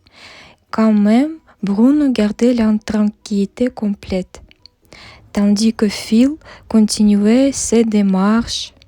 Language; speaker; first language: French; non-native, learner; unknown